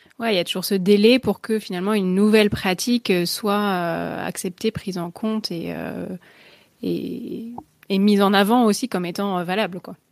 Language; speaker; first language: French; native; French